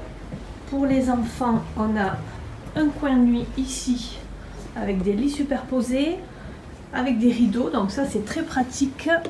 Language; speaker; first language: French; native; French